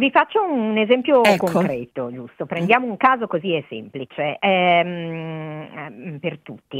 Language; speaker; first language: Italian; native; Italian